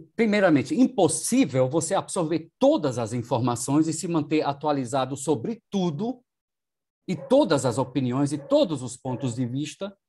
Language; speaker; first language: Portuguese; non-native, fluent; German